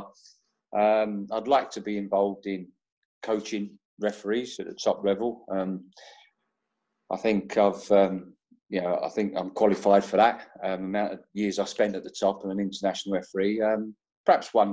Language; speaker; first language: English; native; English